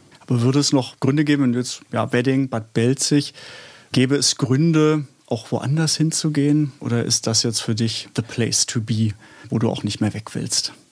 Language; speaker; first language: German; native; German